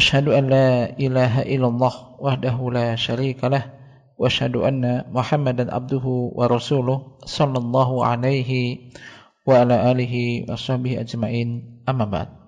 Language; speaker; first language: Indonesian; native; Indonesian